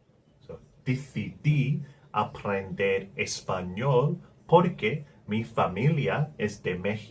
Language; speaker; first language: Spanish; non-native, learner; English